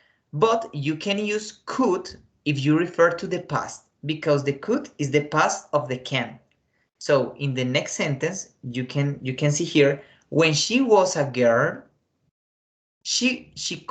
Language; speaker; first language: English; non-native, learner; Spanish